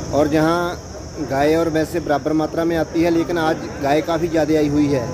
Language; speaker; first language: Hindi; non-native, local second language; Punjabi